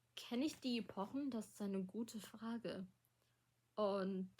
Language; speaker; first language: German; non-native, local second language; English